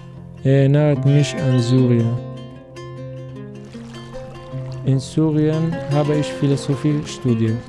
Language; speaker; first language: German; non-native, learner; Arabic